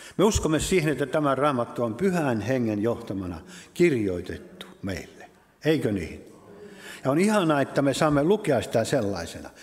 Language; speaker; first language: Finnish; native; Finnish